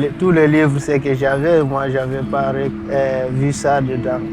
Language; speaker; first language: French; non-native, local second language; Fula